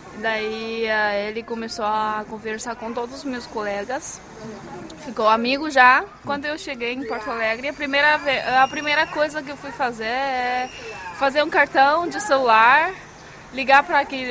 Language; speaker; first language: Portuguese; non-native, fluent; Chinese